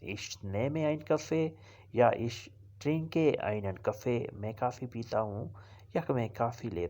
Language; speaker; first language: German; non-native, learner; Urdu